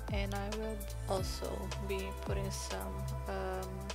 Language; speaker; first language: English; non-native, fluent; Portuguese